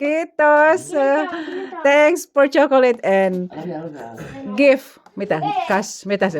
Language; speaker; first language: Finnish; non-native, learner; Filipino